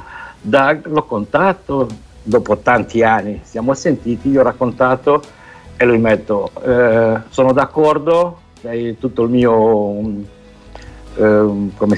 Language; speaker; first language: Italian; non-native, fluent; Romanian